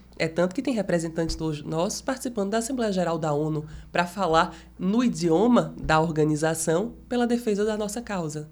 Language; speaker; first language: Portuguese; native; Portuguese